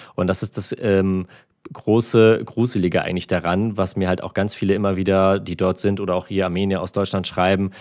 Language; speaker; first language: German; early bilingual, other home language; Armenian